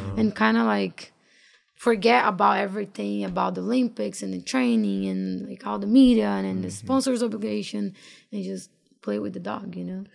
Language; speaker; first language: English; non-native, fluent; Portuguese